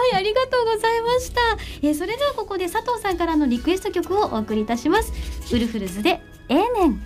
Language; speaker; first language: Japanese; native; Japanese